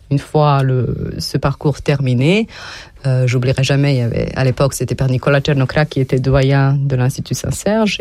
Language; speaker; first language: French; non-native, fluent; Serbian